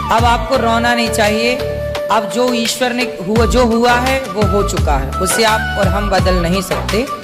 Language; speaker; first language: Hindi; native; Hindi